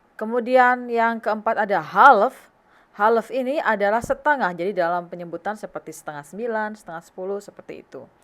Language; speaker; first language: Indonesian; native; Indonesian